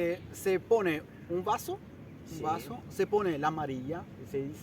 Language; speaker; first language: Spanish; early bilingual, heritage; Italian